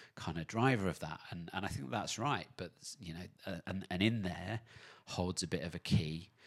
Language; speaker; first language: English; native; English